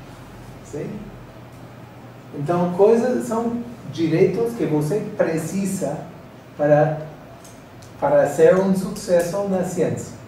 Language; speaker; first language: Portuguese; non-native, learner; English